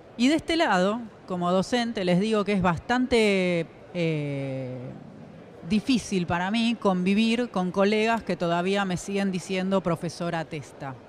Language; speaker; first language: Spanish; native; Spanish